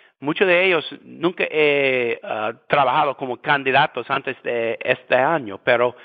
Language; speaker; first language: Spanish; non-native, fluent; English